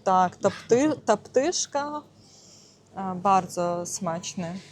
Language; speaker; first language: Polish; non-native, learner; Russian